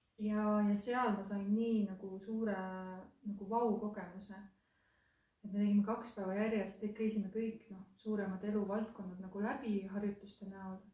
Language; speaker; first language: Estonian; native; Estonian